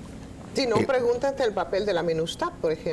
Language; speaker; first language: Spanish; native; Spanish